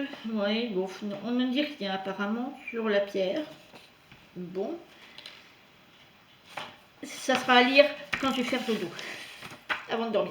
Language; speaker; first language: French; native; French